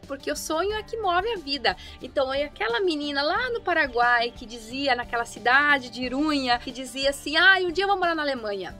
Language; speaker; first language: Portuguese; early bilingual, other home language; German